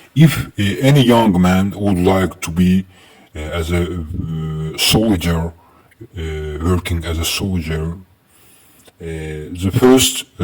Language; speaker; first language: English; non-native, learner; Azerbaijani